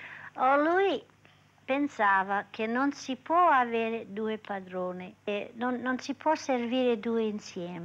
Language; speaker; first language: Italian; early bilingual, heritage; English